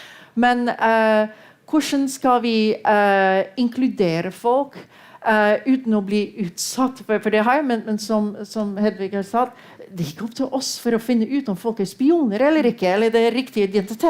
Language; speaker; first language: Norwegian; non-native, fluent; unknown